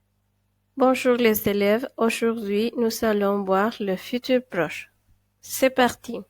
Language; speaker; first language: French; non-native, fluent; Spanish